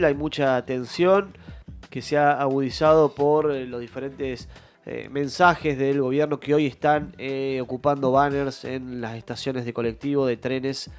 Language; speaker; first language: Spanish; native; Spanish